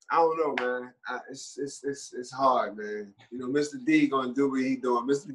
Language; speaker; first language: English; native; English